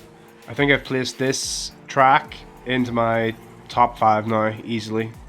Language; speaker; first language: English; native; English